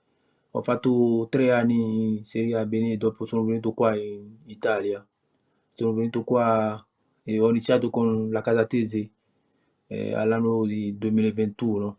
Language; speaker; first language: Italian; non-native, learner; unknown